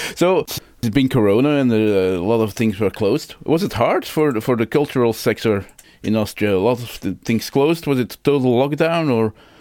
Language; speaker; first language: English; non-native, fluent; Dutch